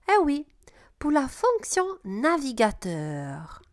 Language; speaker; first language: French; non-native, fluent; Italian